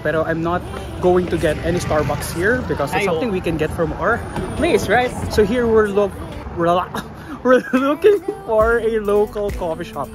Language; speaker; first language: English; non-native, local second language; Filipino